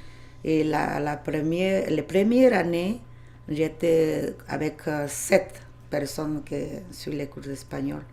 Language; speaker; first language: French; non-native, learner; Spanish